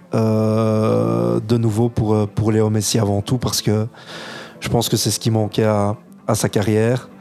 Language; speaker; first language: French; early bilingual, other home language; Italian